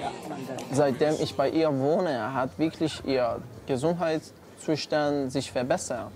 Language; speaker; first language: German; non-native, learner; Persian